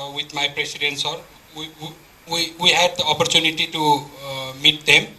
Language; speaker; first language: English; non-native, local second language; Nepali